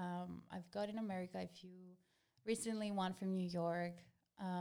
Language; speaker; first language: English; non-native, fluent; Greek